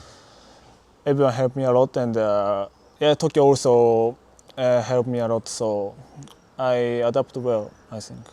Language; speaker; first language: English; non-native, learner; Japanese